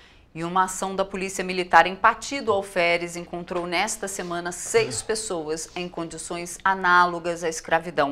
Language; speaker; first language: Portuguese; native; Portuguese